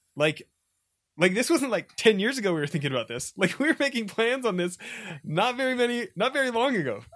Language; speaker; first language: English; native; English